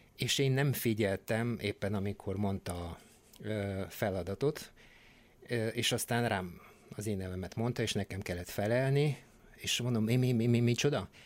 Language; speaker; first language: Hungarian; non-native, fluent; Bulgarian